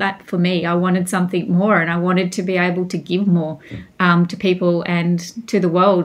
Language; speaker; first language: English; native; English